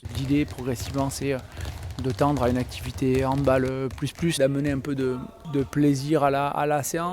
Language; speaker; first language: French; native; French